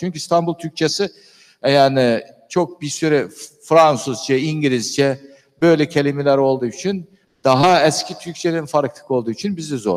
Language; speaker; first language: Turkish; non-native, learner; Uyghur